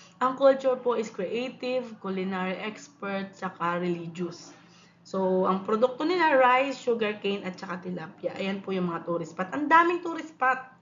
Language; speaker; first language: Filipino; non-native, local second language; Pampanga